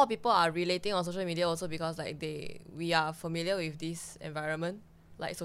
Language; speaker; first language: English; early bilingual, other home language; Chinese